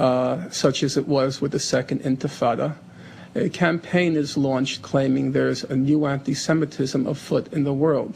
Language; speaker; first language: English; native; English